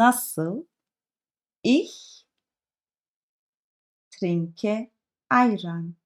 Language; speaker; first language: German; non-native, fluent; Turkish